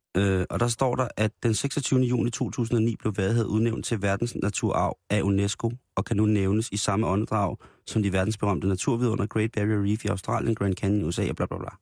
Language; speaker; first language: Danish; native; Danish